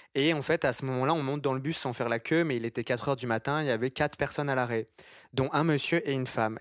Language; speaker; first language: French; native; French